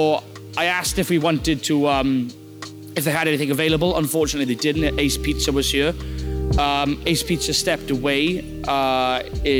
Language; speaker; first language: English; native; English